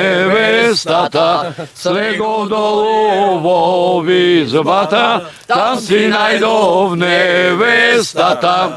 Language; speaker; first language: Macedonian; native; Macedonian